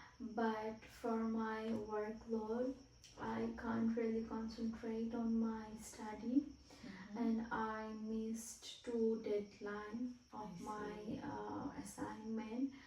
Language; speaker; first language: English; non-native, fluent; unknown